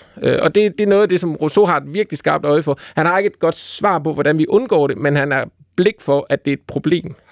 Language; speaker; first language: Danish; native; Danish